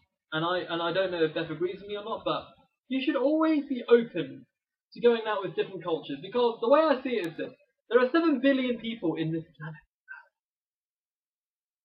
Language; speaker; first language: English; native; English